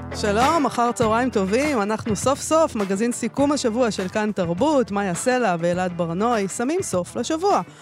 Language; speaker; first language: Hebrew; native; Hebrew